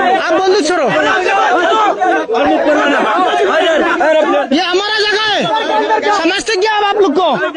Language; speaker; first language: Hindi; non-native, learner; Bangla